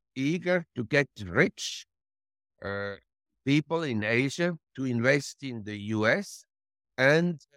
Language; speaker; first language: English; non-native, fluent; German